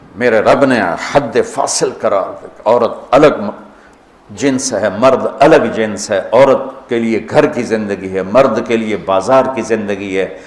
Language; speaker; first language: Urdu; non-native, local second language; Punjabi